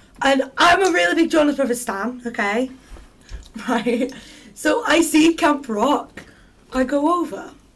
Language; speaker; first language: English; native; English